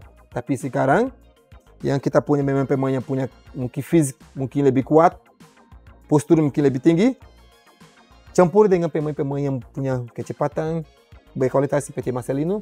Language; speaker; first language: Indonesian; non-native, fluent; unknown